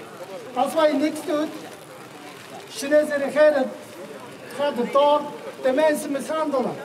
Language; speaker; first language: Dutch; non-native, learner; Mongolian